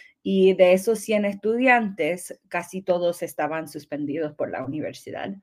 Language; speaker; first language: Spanish; early bilingual, heritage; English